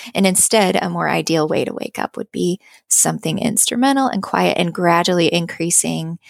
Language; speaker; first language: English; native; English